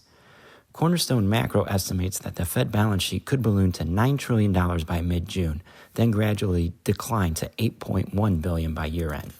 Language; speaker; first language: English; native; English